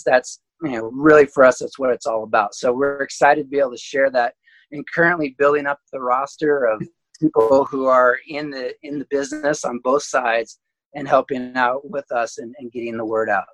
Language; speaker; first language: English; native; English